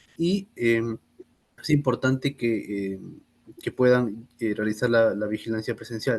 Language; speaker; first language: Spanish; native; Spanish